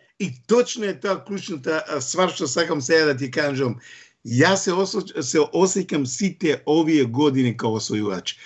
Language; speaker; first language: Macedonian; non-native, local second language; Romany